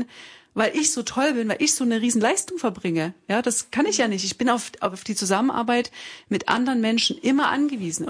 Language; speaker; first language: German; native; German